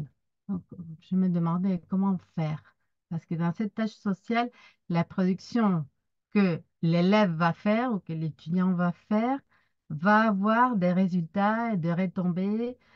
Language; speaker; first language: French; non-native, fluent; Spanish